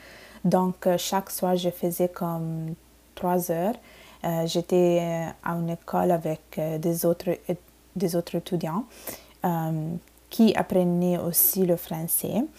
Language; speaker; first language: French; non-native, fluent; Bangla